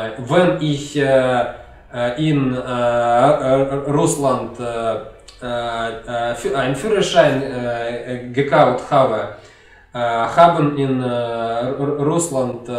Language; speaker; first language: German; non-native, learner; Russian